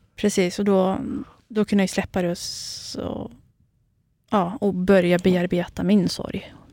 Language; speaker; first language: Swedish; early bilingual, other home language; Kurdish